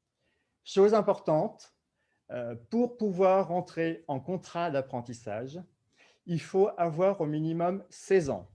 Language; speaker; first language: French; native; French